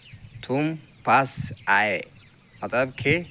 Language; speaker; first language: Hindi; non-native, learner; Oromo